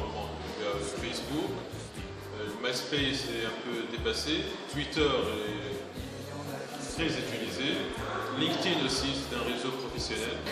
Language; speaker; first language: French; non-native, local second language; Arabic